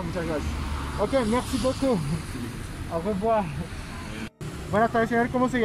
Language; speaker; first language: Spanish; non-native, fluent; French